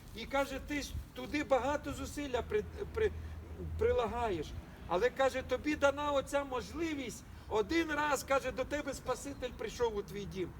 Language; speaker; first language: Ukrainian; non-native, local second language; Russian